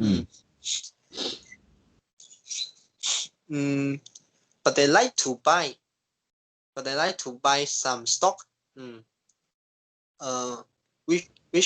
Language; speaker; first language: English; non-native, learner; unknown